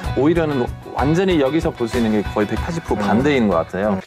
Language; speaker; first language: Korean; non-native, fluent; German